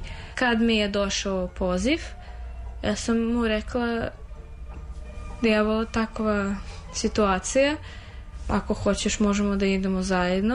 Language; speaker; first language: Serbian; non-native, fluent; Russian